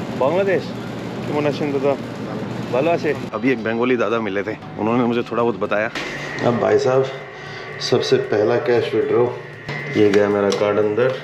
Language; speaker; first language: Hindi; native; Hindi